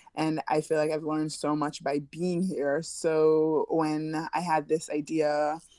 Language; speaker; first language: English; early bilingual, other home language; French